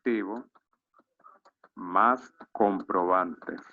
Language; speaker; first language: Spanish; native; Spanish